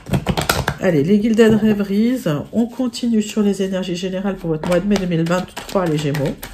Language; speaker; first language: French; native; French